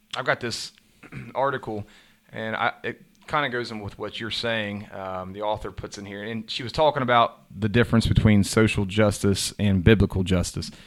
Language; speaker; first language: English; native; English